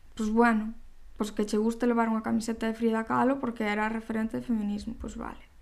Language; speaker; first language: Galician; non-native, local second language; Spanish